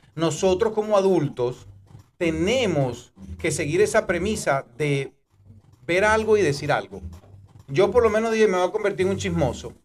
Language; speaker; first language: Spanish; native; Spanish